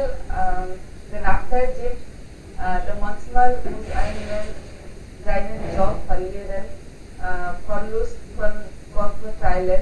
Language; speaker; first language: German; non-native, learner; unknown